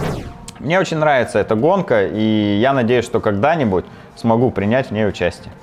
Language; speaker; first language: Russian; native; Russian